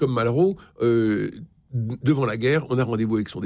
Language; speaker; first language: French; native; French